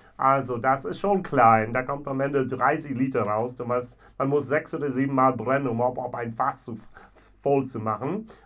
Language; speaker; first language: German; non-native, fluent; English